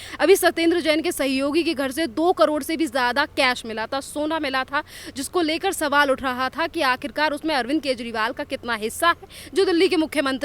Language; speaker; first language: Hindi; native; Hindi